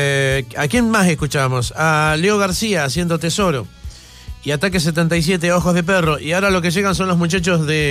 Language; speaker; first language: Spanish; native; Spanish